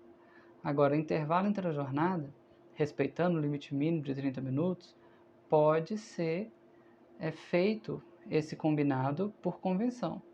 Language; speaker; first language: Portuguese; native; Portuguese